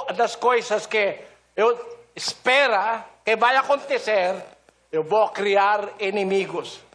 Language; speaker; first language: Portuguese; non-native, learner; Filipino